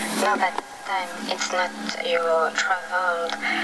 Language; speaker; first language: English; non-native, fluent; French